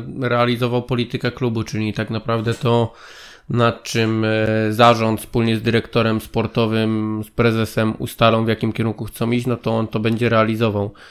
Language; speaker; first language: Polish; native; Polish